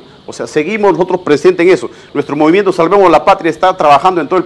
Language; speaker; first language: Spanish; native; Spanish